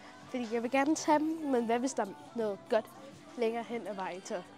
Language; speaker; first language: Danish; early bilingual, other home language; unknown